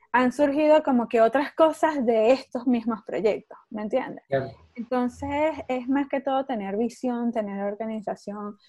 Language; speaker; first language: Spanish; native; Spanish